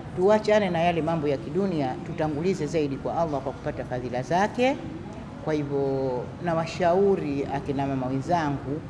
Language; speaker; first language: Swahili; native; Swahili